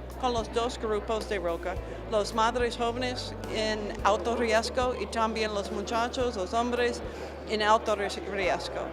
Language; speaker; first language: Spanish; non-native, fluent; English